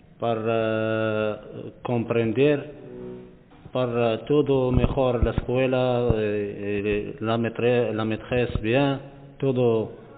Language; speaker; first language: Spanish; non-native, learner; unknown